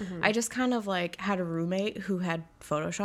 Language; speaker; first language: English; native; English